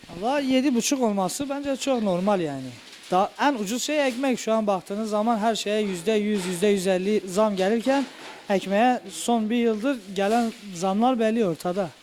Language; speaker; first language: Turkish; native; Turkish